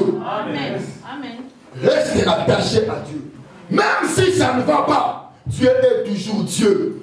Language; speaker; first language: French; non-native, local second language; Lingala